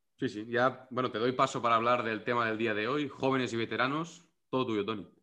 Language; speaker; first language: Spanish; non-native, local second language; Catalan